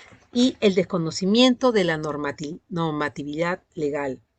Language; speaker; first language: Spanish; native; Spanish